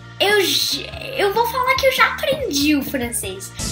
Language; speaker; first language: Portuguese; early bilingual, heritage; Portuguese